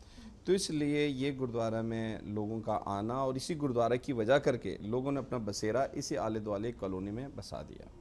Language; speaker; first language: Hindi; non-native, fluent; Punjabi